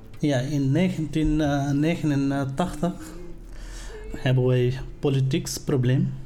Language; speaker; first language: Dutch; non-native, learner; Nepali